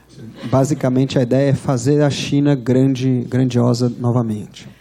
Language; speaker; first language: Portuguese; native; Portuguese